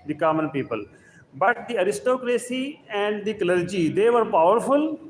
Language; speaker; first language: English; non-native, local second language; Urdu